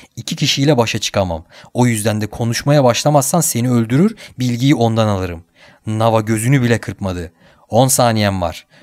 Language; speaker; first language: Turkish; native; Turkish